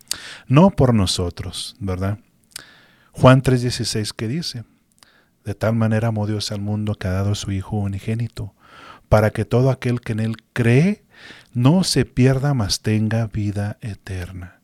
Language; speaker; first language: Spanish; native; Spanish